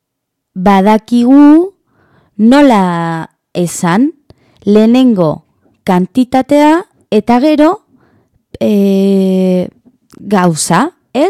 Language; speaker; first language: Basque; non-native, learner; Spanish